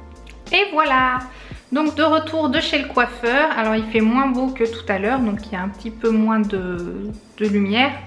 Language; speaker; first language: French; native; French